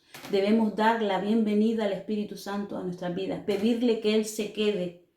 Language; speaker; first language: Spanish; native; Spanish